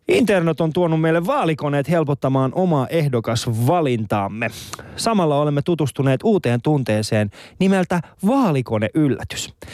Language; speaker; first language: Finnish; early bilingual, other home language; Persian